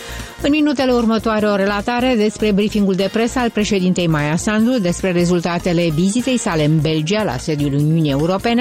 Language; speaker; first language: Romanian; native; Romanian